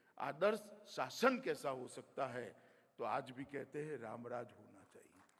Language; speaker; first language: Hindi; non-native, local second language; Gujarati